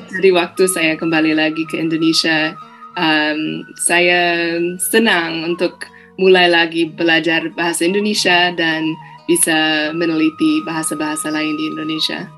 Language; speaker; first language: Indonesian; non-native, fluent; English